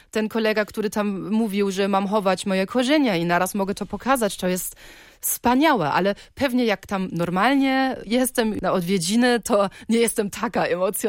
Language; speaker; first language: Polish; early bilingual, heritage; Polish